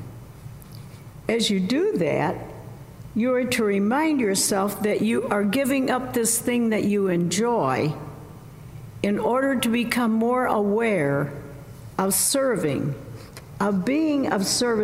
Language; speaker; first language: English; native; English